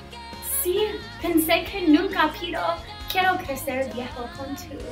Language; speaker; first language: Spanish; non-native, learner; English